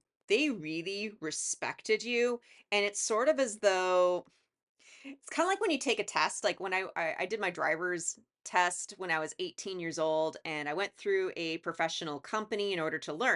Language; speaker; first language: English; native; English